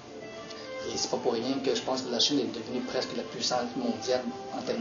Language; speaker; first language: French; early bilingual, other home language; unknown